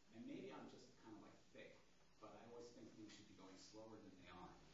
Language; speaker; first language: English; native; English